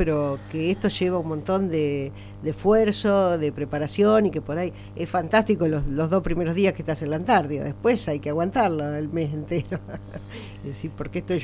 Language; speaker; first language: Spanish; native; Spanish